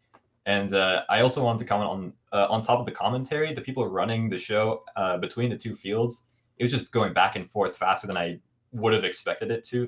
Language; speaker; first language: English; native; English